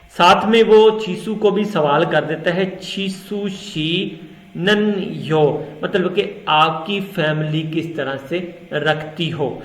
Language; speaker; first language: Urdu; non-native, local second language; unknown